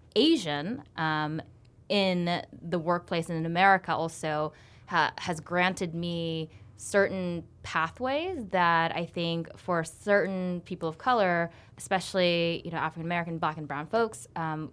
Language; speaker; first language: English; early bilingual, other home language; Korean